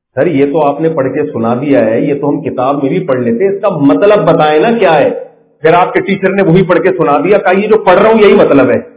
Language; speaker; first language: Urdu; native; Urdu